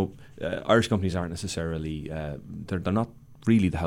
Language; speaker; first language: English; native; English